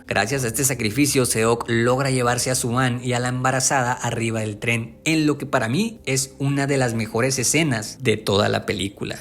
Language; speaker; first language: Spanish; native; Spanish